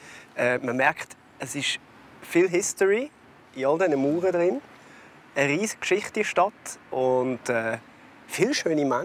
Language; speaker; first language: German; native; German